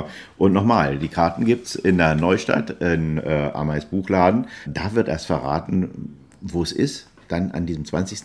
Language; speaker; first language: German; native; German